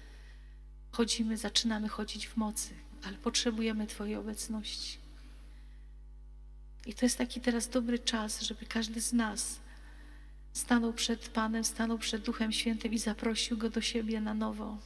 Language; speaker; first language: Polish; native; Polish